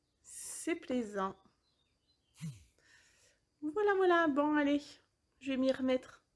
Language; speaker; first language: French; native; French